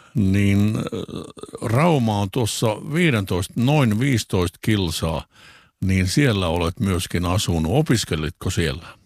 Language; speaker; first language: Finnish; native; Finnish